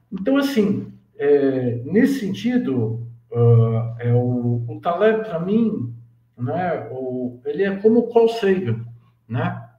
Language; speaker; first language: Portuguese; native; Portuguese